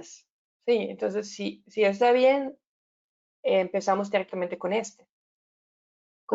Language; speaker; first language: Spanish; non-native, learner; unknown